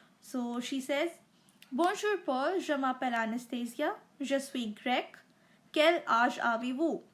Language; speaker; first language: French; non-native, fluent; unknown